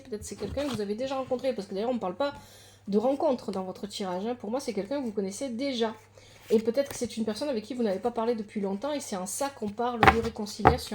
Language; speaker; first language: French; native; French